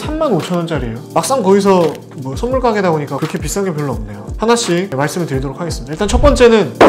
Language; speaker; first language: Korean; native; Korean